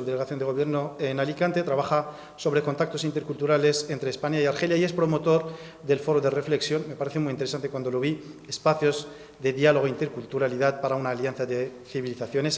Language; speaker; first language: Spanish; native; Spanish